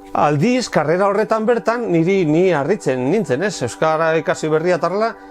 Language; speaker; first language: Basque; non-native, local second language; Spanish